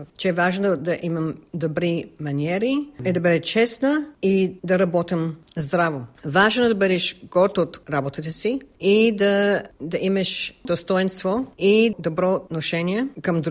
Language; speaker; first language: Bulgarian; early bilingual, heritage; English